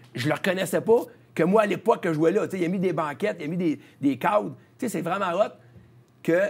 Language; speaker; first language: French; native; French